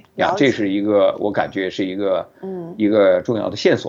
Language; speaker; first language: Chinese; native; Chinese